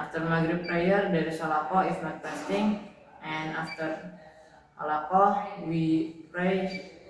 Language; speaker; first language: English; non-native, learner; Indonesian